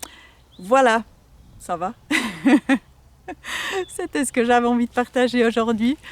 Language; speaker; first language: French; native; French